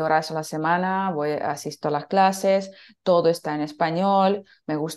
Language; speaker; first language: Spanish; non-native, fluent; Russian